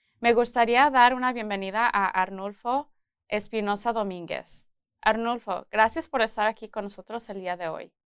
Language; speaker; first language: Spanish; early bilingual, heritage; Spanish